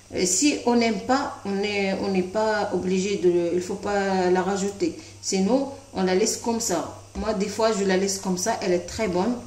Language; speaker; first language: French; non-native, local second language; Arabic